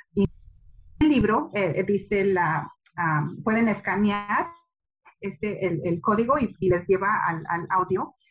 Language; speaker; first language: Spanish; early bilingual, heritage; Spanish